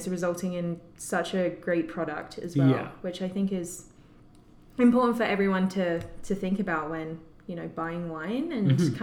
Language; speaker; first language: English; native; English